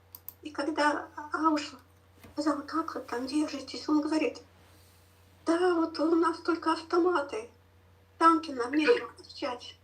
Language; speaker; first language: Russian; native; Russian